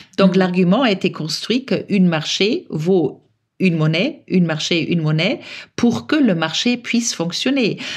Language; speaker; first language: French; non-native, fluent; German